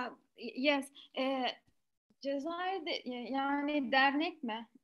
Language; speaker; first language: Turkish; non-native, fluent; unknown